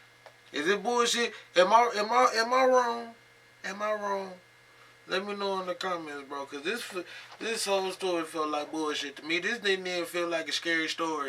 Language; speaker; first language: English; native; English